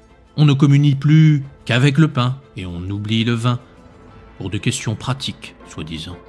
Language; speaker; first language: French; native; French